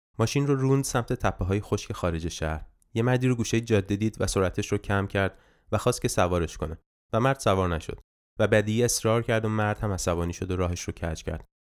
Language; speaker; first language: Persian; native; Persian